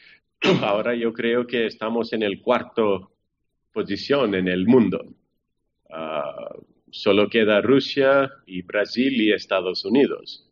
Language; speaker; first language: Spanish; non-native, fluent; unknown